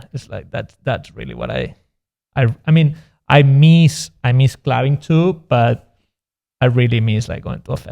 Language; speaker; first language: English; non-native, fluent; Spanish